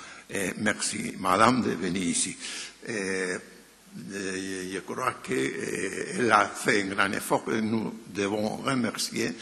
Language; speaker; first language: French; non-native, fluent; Spanish